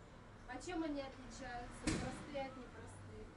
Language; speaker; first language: Russian; native; Russian